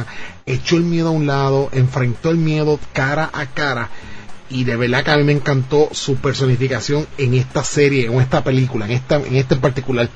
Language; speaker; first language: Spanish; native; Spanish